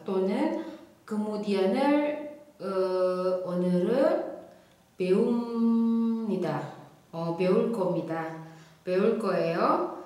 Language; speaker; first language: Korean; non-native, fluent; Indonesian